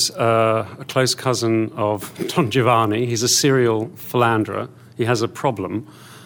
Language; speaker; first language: English; native; English